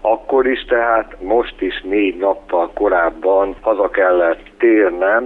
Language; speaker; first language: Hungarian; native; Hungarian